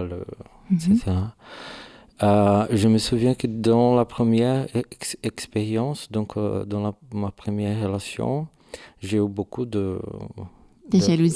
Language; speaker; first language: French; non-native, learner; Portuguese